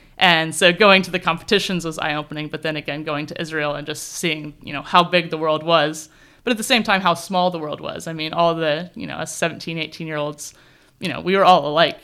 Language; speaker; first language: English; native; English